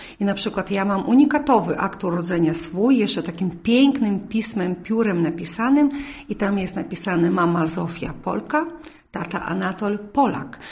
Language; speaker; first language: Polish; early bilingual, heritage; Polish